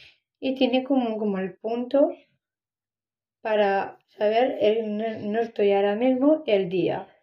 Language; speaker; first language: Spanish; non-native, local second language; Catalan